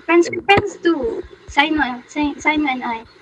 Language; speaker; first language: English; non-native, local second language; Filipino